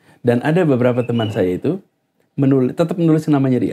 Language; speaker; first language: Indonesian; native; Indonesian